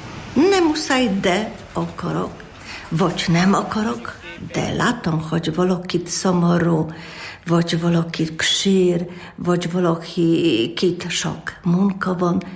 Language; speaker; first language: Hungarian; non-native, learner; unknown